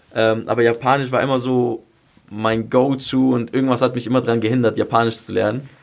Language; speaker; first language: German; early bilingual, other home language; Greek